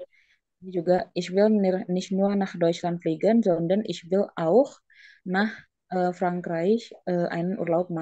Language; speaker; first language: German; non-native, fluent; Indonesian